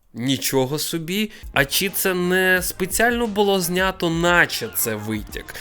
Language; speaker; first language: Ukrainian; native; Ukrainian